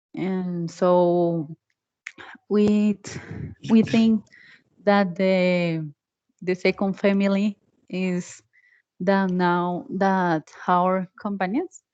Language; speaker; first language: English; non-native, learner; Spanish